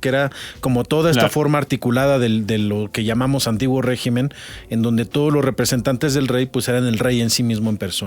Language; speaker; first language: Spanish; native; Spanish